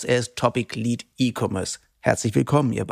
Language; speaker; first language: German; native; German